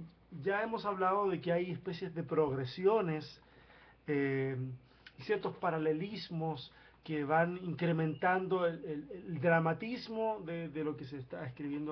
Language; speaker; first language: Spanish; native; Spanish